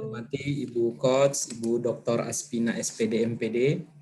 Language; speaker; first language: Indonesian; native; Indonesian